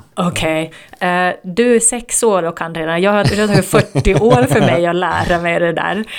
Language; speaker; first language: Swedish; native; Swedish